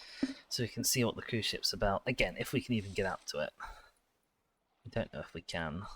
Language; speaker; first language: English; native; English